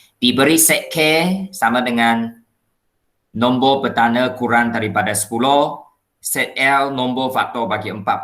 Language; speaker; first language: Malay; non-native, local second language; Chinese